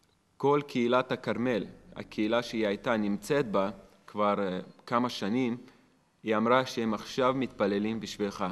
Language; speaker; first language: Hebrew; non-native, fluent; Russian